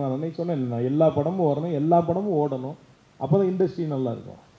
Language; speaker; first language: Tamil; native; Tamil